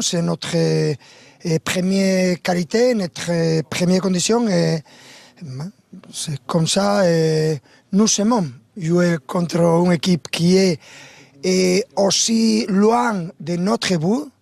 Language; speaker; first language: French; non-native, learner; Spanish